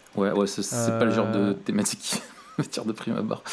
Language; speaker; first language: French; native; French